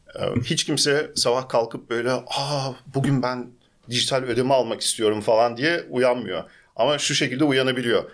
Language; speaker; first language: Turkish; early bilingual, heritage; Turkish